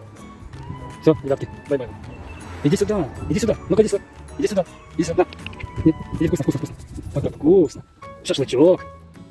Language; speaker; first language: Russian; native; Russian